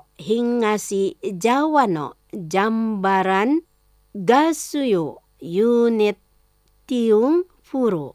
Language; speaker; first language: Japanese; non-native, fluent; Indonesian